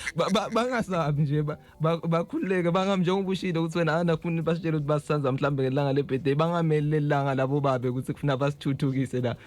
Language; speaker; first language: Zulu; non-native, local second language; Swati